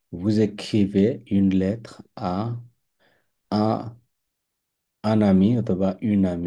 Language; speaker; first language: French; non-native, fluent; Bangla